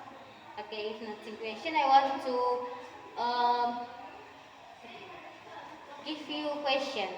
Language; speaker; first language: English; non-native, learner; Indonesian